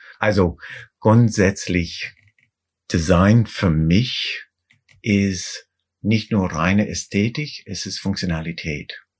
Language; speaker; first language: German; non-native, fluent; English